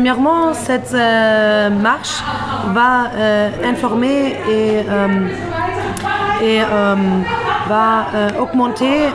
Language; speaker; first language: French; non-native, fluent; Turkish